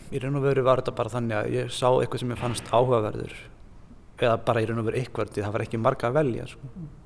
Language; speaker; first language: Icelandic; native; Icelandic